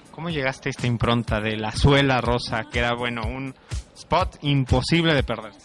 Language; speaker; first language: Spanish; native; Spanish